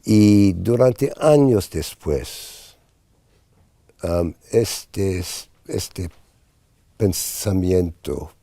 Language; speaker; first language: Spanish; non-native, fluent; English